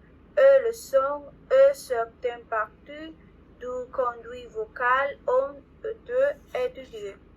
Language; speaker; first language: French; non-native, learner; Spanish